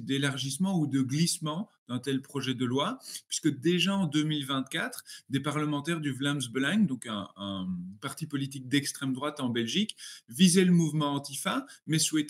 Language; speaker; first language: French; native; French